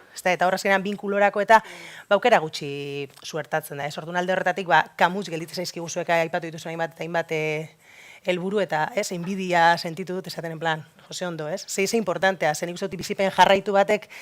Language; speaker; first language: Basque; native; Basque